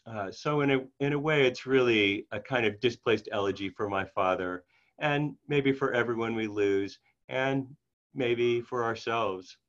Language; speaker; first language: English; native; English